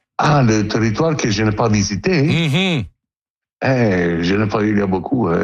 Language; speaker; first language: French; non-native, learner; Italian